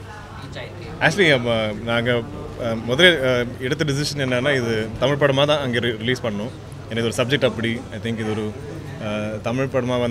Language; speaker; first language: Tamil; non-native, local second language; Malayalam